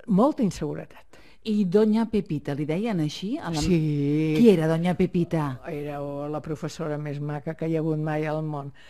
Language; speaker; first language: Catalan; native; Catalan